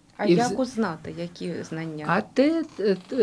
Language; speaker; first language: Ukrainian; native; Ukrainian